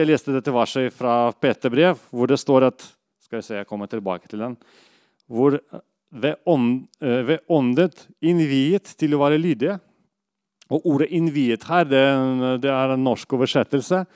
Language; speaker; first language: Norwegian; non-native, fluent; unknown